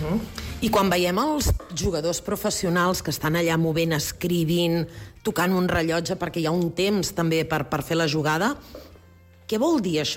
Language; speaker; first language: Catalan; native; Catalan